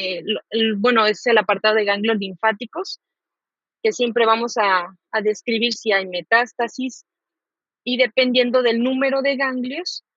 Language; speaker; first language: Spanish; native; Spanish